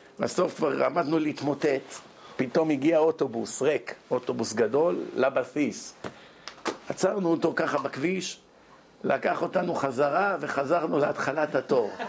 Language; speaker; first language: Hebrew; native; Hebrew